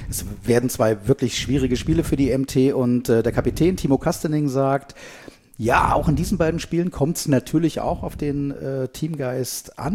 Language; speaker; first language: German; native; German